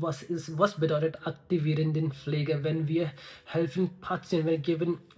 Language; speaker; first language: German; non-native, learner; Hindi